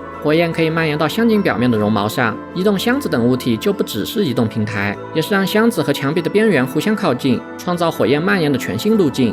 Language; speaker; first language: Chinese; native; Chinese